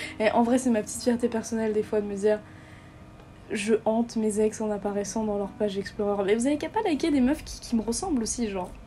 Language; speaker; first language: French; native; French